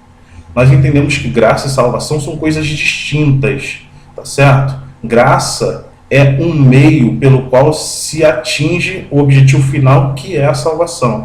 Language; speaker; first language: Portuguese; native; Portuguese